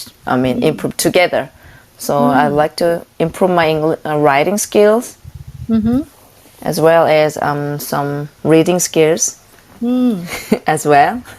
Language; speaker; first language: English; non-native, fluent; Korean